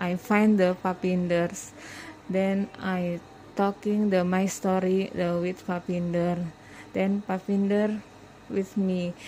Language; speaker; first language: English; non-native, learner; Indonesian